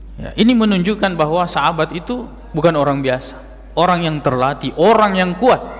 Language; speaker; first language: Malay; native; Malay